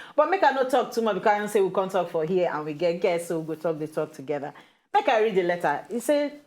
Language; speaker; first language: Nigerian Pidgin; native; Nigerian Pidgin